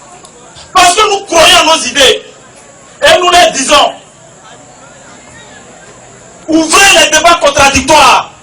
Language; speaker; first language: French; non-native, local second language; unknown